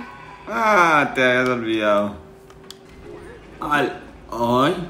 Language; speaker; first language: Spanish; native; Spanish